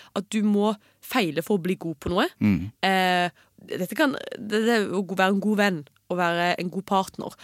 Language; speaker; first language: Norwegian; early bilingual, heritage; Norwegian